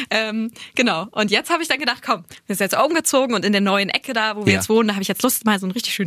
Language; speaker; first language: German; native; German